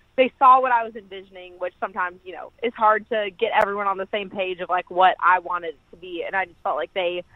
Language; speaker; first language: English; native; English